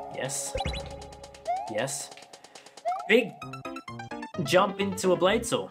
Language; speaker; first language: English; native; English